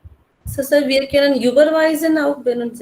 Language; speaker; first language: German; non-native, learner; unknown